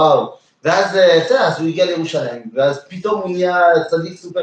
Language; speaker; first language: Hebrew; native; Hebrew